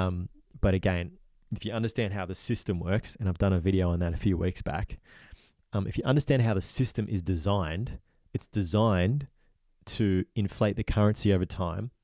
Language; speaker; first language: English; native; English